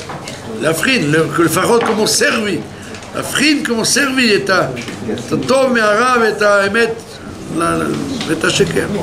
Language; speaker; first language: Hebrew; non-native, fluent; French